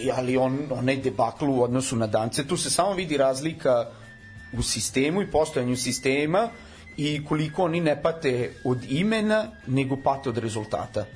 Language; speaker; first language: Serbian; non-native, local second language; Rusyn